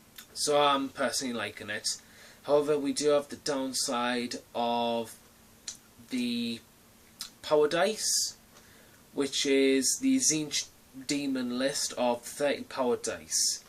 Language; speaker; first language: English; native; English